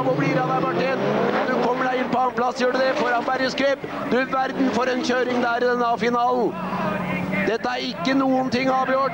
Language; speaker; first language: Norwegian; native; Norwegian